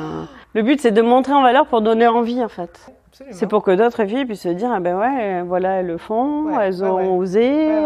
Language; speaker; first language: French; native; French